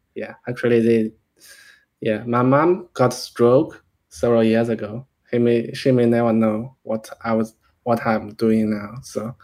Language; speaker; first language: English; non-native, fluent; Chinese